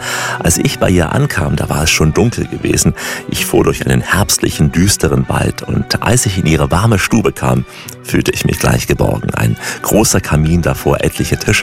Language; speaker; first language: German; native; German